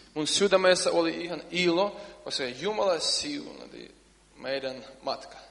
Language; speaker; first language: Finnish; non-native, learner; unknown